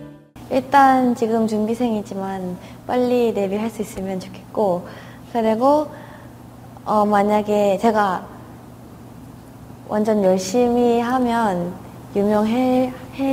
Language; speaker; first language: Korean; non-native, fluent; Thai